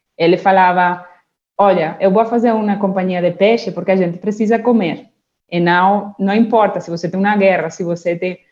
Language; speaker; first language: Portuguese; non-native, fluent; Spanish